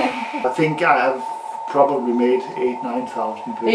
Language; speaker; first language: English; non-native, learner; Danish